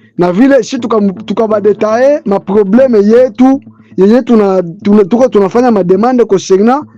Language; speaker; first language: Swahili; native; Swahili